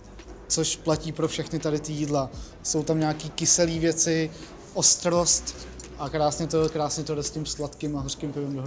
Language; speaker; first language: Czech; native; Czech